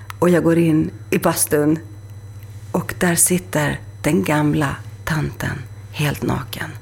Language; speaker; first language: Swedish; early bilingual, other home language; Greek